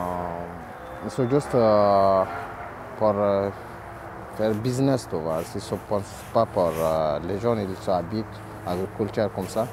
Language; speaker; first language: French; non-native, learner; Oromo